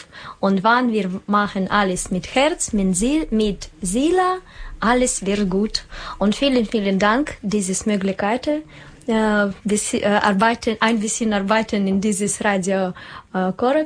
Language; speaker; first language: German; non-native, learner; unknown